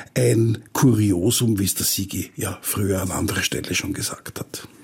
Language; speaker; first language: German; native; German